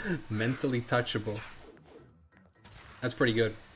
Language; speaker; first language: English; native; English